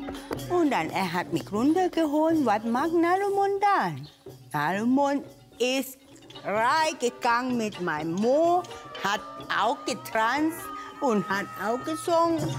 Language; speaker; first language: German; non-native, learner; Thai